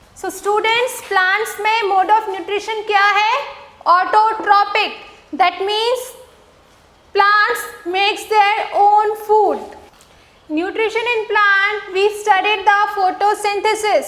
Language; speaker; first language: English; non-native, local second language; Hindi